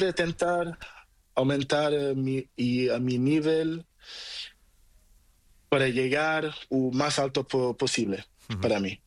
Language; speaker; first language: Spanish; non-native, learner; Portuguese